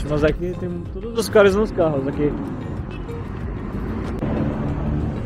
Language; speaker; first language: Portuguese; non-native, fluent; Arabic